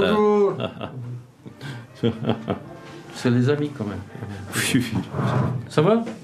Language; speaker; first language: French; non-native, learner; Russian